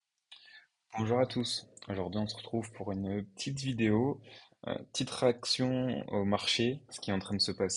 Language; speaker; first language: French; native; French